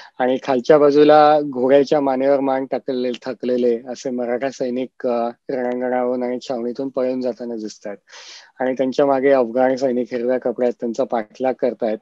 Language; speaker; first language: Marathi; native; Marathi